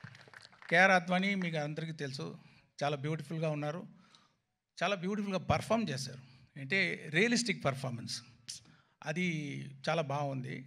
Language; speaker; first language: Telugu; non-native, learner; Tamil